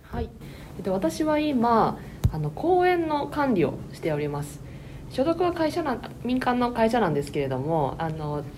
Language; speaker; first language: Japanese; native; Japanese